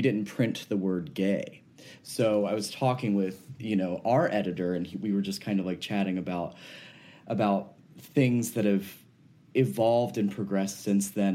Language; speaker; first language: English; native; English